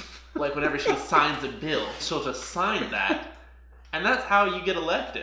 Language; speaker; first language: English; native; English